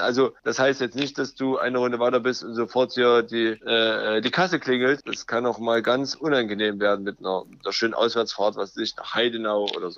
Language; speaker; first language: German; native; German